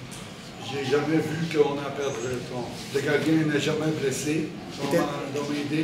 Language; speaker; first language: French; non-native, learner; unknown